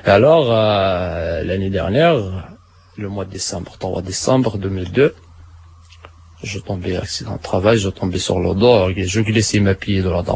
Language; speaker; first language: French; non-native, learner; Arabic